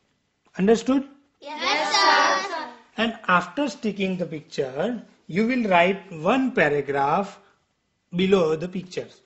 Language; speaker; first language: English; non-native, local second language; Gujarati